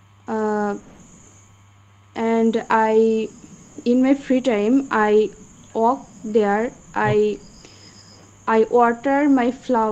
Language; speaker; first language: English; non-native, learner; Bangla